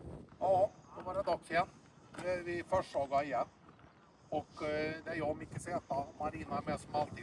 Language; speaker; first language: Swedish; native; Swedish